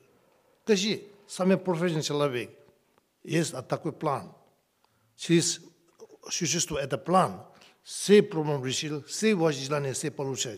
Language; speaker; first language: Russian; non-native, learner; Tibetan